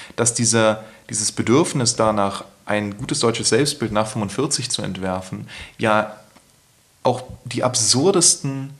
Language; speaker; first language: German; native; German